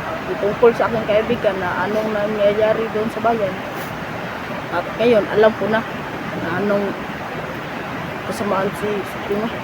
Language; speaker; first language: Filipino; non-native, local second language; Cebuano